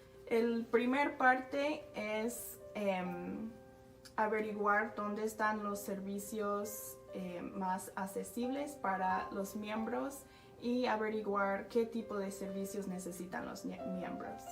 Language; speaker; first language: Spanish; non-native, fluent; English